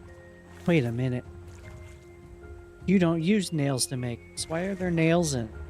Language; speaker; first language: English; native; English